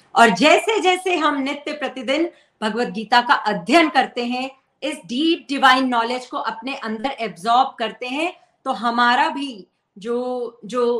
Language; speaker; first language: Hindi; native; Hindi